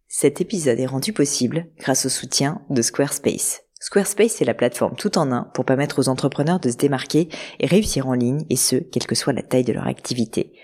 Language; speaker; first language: French; native; French